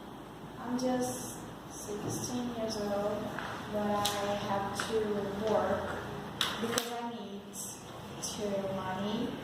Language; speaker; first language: English; non-native, learner; Portuguese